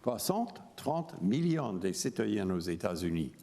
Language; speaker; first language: French; non-native, fluent; English